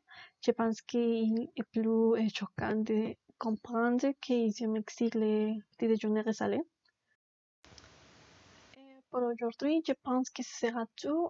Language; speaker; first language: French; non-native, learner; Spanish